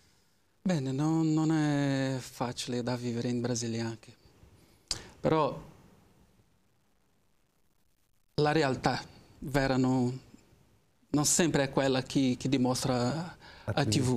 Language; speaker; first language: Italian; non-native, fluent; Portuguese